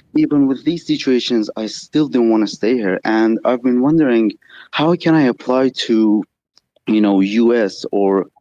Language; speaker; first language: English; non-native, fluent; Persian